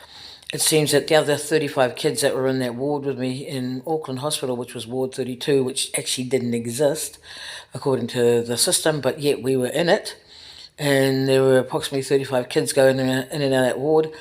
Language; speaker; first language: English; native; English